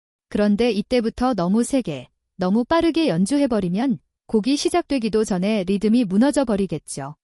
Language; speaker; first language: Korean; native; Korean